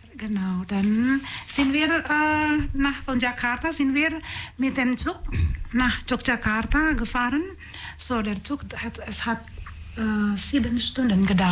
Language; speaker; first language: German; non-native, fluent; Indonesian